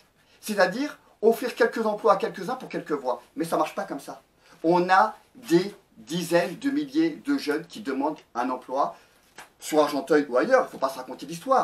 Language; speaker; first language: French; native; French